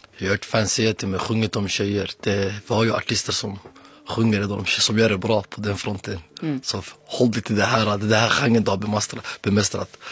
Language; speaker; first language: Swedish; early bilingual, other home language; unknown